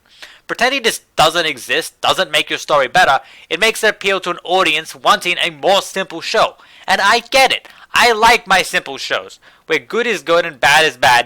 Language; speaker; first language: English; native; English